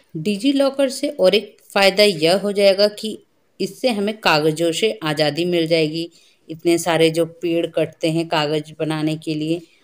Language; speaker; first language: Hindi; native; Hindi